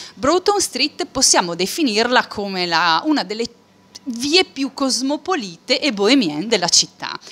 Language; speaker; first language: Italian; native; Italian